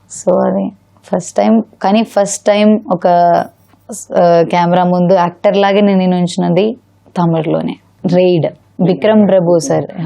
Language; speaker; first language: Telugu; non-native, learner; Malayalam